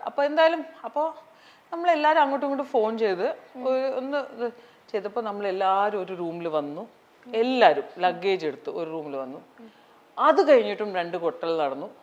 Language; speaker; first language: Malayalam; early bilingual, heritage; Malayalam